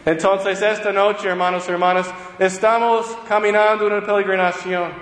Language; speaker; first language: Spanish; non-native, fluent; English